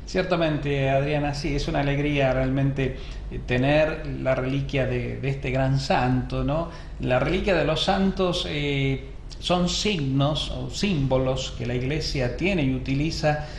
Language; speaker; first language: Spanish; native; Spanish